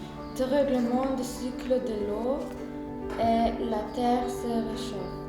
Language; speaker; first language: French; non-native, learner; Slovenian